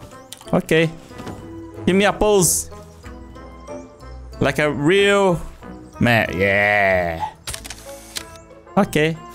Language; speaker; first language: English; non-native, learner; Portuguese